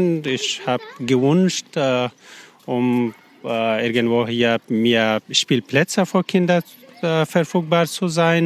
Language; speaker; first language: German; non-native, learner; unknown